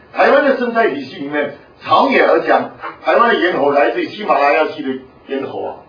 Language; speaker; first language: Chinese; non-native, local second language; Hakka Chinese